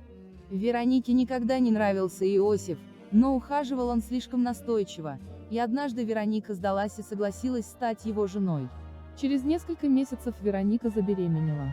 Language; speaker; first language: Russian; native; Russian